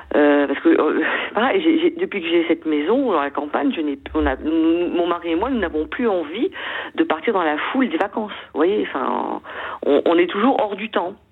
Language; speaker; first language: French; native; French